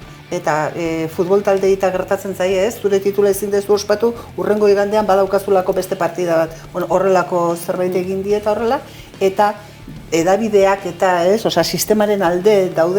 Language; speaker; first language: Basque; native; Basque